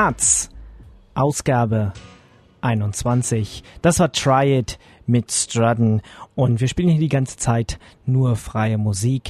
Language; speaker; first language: German; native; German